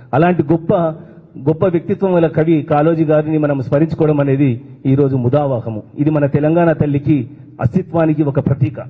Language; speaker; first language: Telugu; native; Telugu